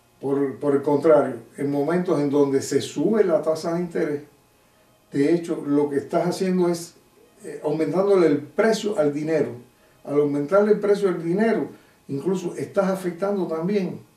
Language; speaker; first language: Spanish; native; Spanish